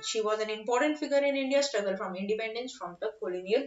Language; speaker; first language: English; non-native, local second language; Hindi